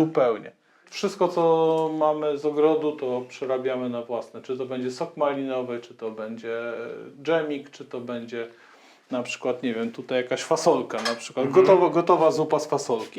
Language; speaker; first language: Polish; native; Polish